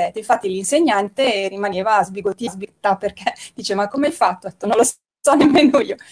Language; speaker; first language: Italian; native; Italian